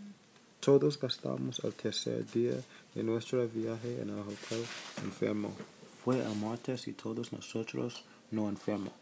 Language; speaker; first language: Spanish; non-native, learner; English